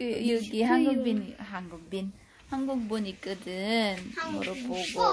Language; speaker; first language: Korean; non-native, fluent; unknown